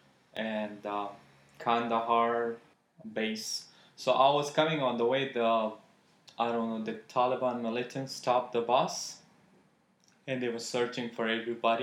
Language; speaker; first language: English; non-native, fluent; Persian